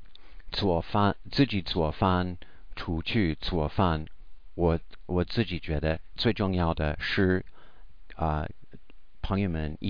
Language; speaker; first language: Chinese; non-native, learner; English